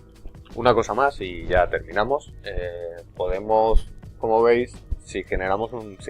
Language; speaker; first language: Spanish; native; Spanish